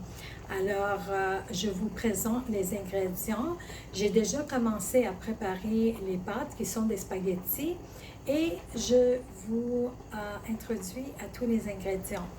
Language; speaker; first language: French; early bilingual, other home language; Italian